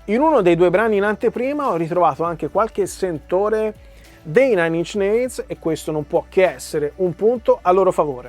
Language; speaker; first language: Italian; native; Italian